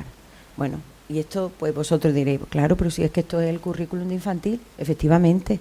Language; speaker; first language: Spanish; native; Spanish